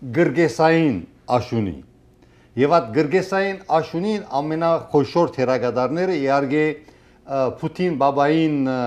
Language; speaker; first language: Armenian; early bilingual, heritage; Armenian